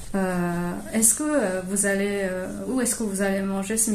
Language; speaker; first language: French; non-native, fluent; Japanese